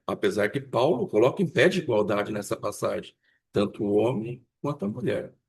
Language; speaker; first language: Portuguese; native; Portuguese